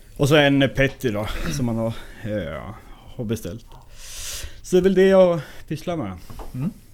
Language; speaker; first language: Swedish; native; Swedish